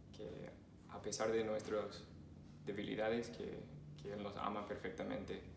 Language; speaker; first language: Spanish; non-native, fluent; English